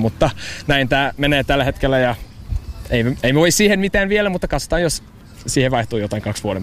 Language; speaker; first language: Finnish; non-native, fluent; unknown